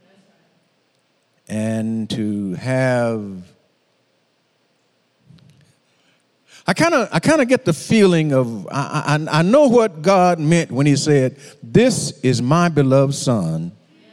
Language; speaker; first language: English; native; English